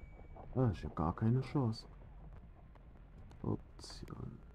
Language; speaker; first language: German; native; German